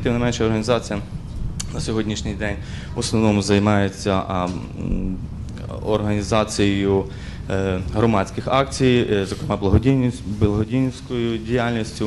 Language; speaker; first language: Ukrainian; native; Ukrainian